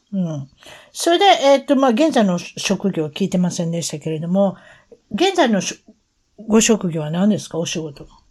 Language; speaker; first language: Japanese; native; Japanese